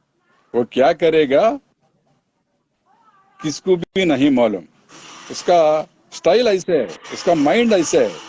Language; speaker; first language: Hindi; non-native, local second language; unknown